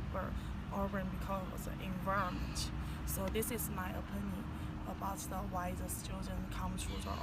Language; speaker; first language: English; non-native, learner; Chinese